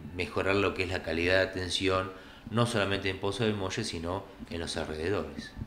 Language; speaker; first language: Spanish; native; Spanish